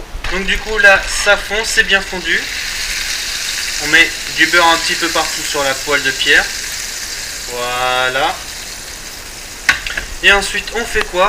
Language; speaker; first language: French; native; French